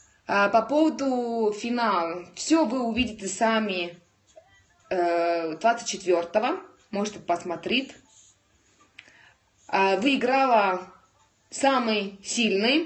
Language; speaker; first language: Russian; non-native, learner; Estonian